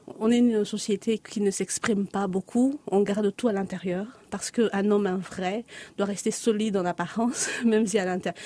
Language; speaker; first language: French; non-native, local second language; Lingala